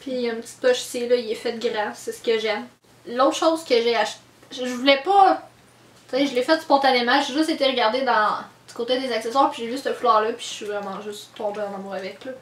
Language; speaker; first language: French; native; French